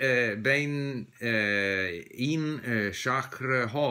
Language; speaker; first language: Persian; non-native, learner; English